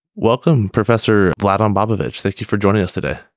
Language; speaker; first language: English; native; English